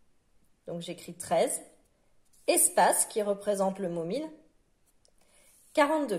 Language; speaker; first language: French; native; French